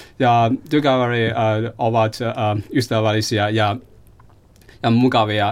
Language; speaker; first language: Finnish; non-native, learner; Chinese